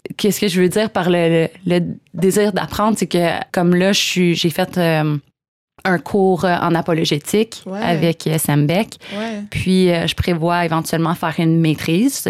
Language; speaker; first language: French; native; French